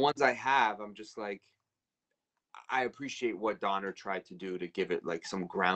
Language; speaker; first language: English; native; English